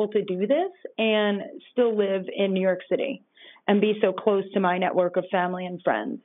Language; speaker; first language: English; native; English